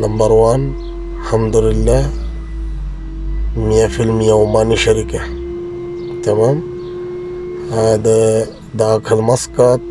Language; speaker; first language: Arabic; non-native, learner; Bangla